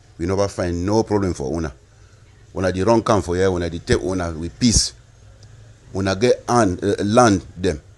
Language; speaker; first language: Nigerian Pidgin; native; Nigerian Pidgin